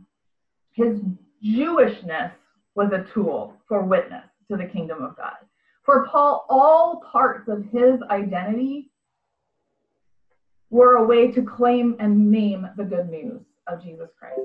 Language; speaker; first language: English; native; English